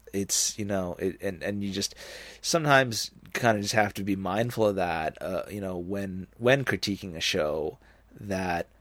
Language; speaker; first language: English; native; English